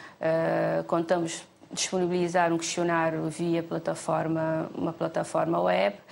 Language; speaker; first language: Portuguese; non-native, local second language; Kabuverdianu